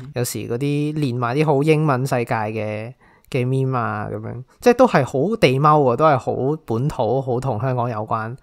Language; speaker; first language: Cantonese; native; Cantonese